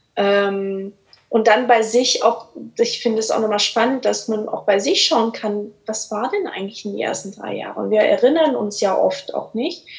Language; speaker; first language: German; early bilingual, other home language; Portuguese